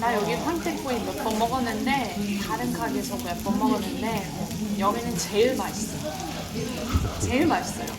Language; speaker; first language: Korean; non-native, fluent; French